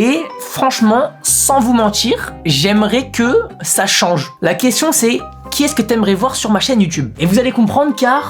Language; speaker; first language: French; native; French